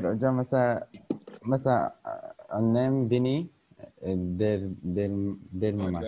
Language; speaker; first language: Turkish; non-native, learner; Arabic